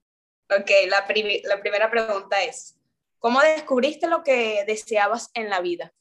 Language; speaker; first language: Spanish; native; Spanish